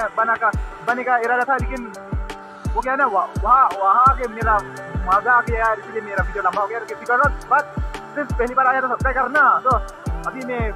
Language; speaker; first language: Hindi; non-native, local second language; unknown